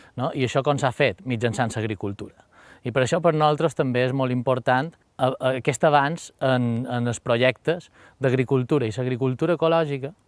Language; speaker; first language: Catalan; native; Catalan